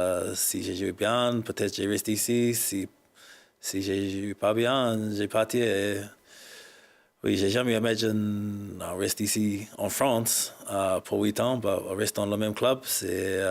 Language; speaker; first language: French; non-native, learner; English